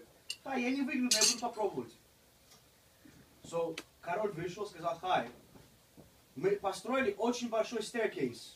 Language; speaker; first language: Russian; early bilingual, heritage; Russian